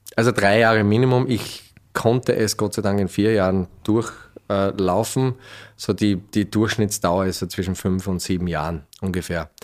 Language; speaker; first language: German; native; German